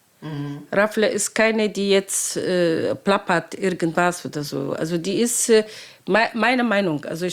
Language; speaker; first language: German; non-native, fluent; Arabic